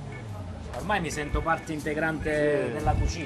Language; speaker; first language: Italian; native; Italian